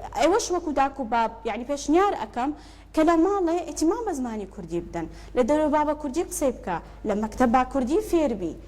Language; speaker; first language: Central Kurdish; early bilingual, heritage; Central Kurdish